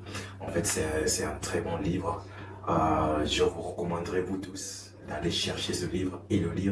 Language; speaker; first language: French; non-native, fluent; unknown